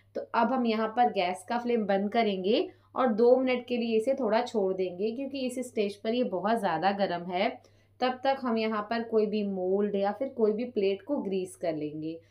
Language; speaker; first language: Hindi; non-native, local second language; Punjabi